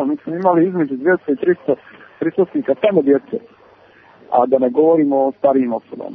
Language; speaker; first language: Serbian; native; Serbian